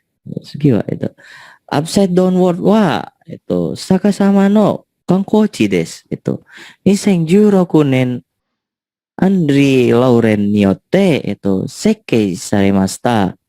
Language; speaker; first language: Japanese; non-native, learner; Indonesian